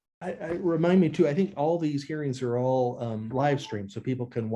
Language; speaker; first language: English; native; English